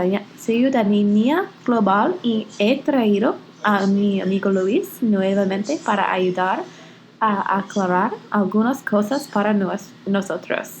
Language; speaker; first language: Spanish; non-native, learner; English